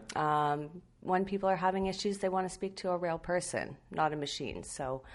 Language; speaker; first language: English; native; English